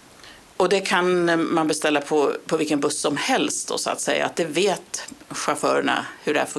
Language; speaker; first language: Swedish; native; Swedish